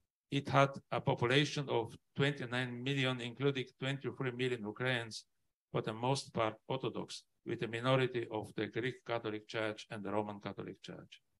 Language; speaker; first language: English; non-native, learner; Polish